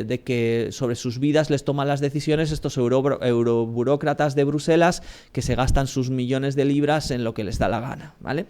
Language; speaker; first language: Spanish; native; Spanish